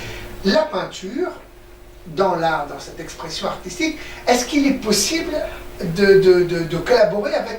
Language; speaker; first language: French; native; French